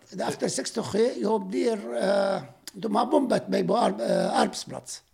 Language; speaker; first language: Swedish; non-native, fluent; Arabic